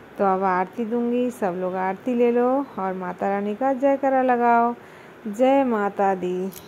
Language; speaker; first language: Hindi; non-native, local second language; Bangla